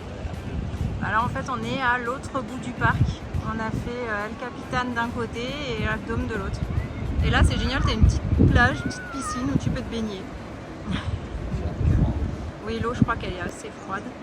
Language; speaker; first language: French; native; French